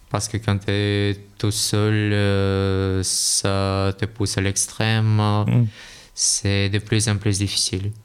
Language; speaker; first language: French; non-native, learner; Russian